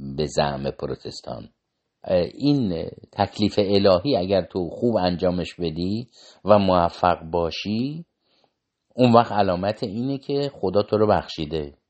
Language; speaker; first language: Persian; native; Persian